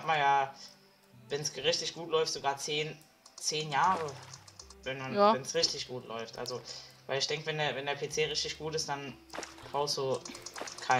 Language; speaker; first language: German; native; German